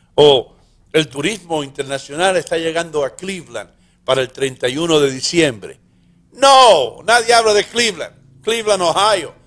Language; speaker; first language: Spanish; early bilingual, heritage; Spanish